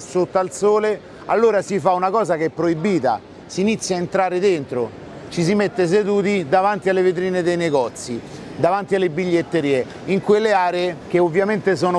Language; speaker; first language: Italian; native; Italian